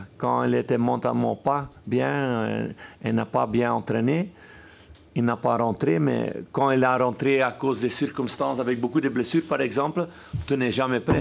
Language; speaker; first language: French; non-native, fluent; Dutch